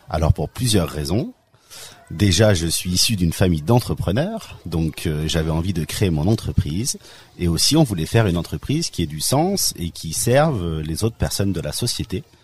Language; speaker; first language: French; native; French